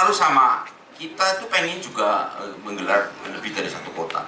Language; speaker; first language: Indonesian; native; Indonesian